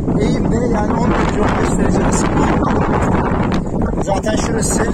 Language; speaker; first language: Turkish; native; Turkish